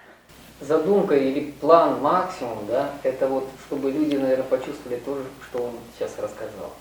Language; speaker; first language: Russian; non-native, learner; Korean